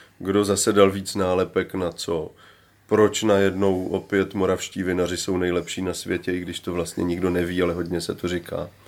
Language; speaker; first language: Czech; native; Czech